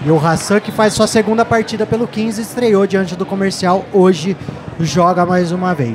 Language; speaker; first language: Portuguese; native; Portuguese